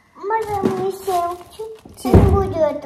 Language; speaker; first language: Russian; early bilingual, heritage; Russian